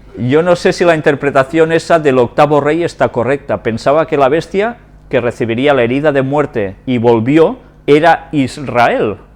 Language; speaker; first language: Spanish; non-native, local second language; Catalan